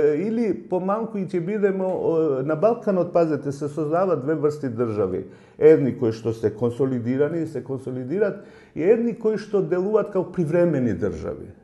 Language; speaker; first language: Macedonian; non-native, local second language; Albanian